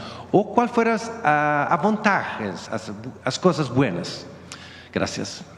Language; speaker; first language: Spanish; non-native, learner; Swedish